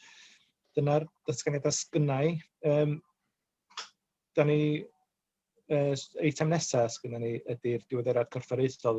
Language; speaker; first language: Welsh; native; Welsh